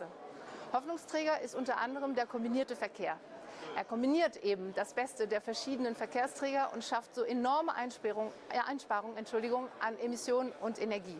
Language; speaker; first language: German; native; German